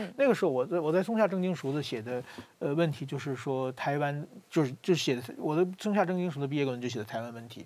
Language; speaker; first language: Chinese; native; Chinese